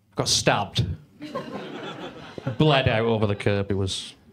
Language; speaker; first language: English; native; English